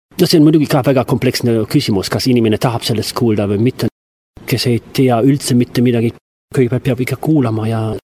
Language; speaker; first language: Estonian; non-native, fluent; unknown